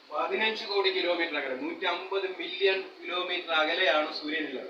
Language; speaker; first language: Malayalam; native; Malayalam